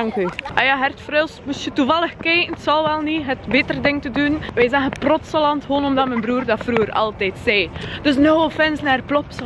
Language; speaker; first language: Dutch; native; Dutch